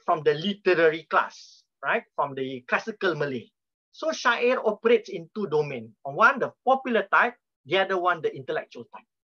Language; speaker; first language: English; non-native, local second language; Malay